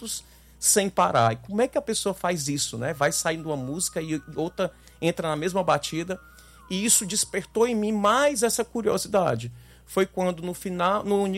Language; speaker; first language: Portuguese; native; Portuguese